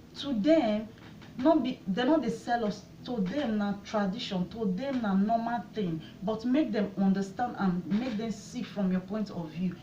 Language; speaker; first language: Nigerian Pidgin; non-native, local second language; Bini